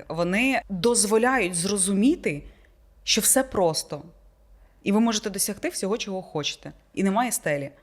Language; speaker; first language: Ukrainian; non-native, local second language; Russian